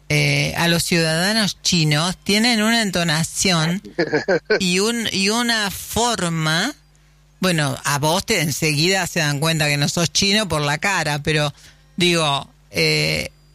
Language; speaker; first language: Spanish; native; Spanish